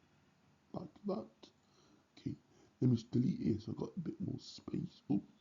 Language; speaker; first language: English; native; English